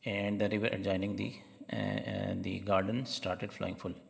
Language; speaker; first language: English; non-native, local second language; Urdu